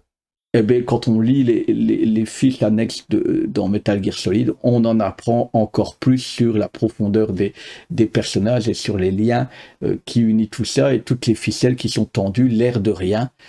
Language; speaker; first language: French; native; French